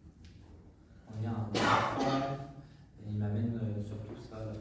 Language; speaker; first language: French; native; French